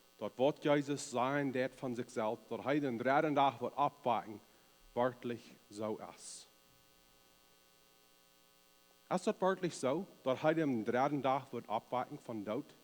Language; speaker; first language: German; non-native, learner; Plautdietsch